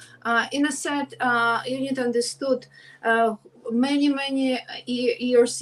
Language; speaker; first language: English; non-native, learner; Ukrainian